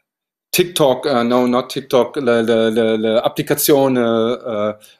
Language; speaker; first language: Italian; non-native, learner; German